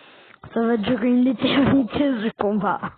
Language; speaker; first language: French; native; French